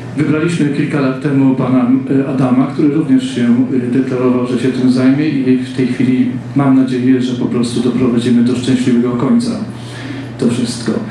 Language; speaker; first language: Polish; native; Polish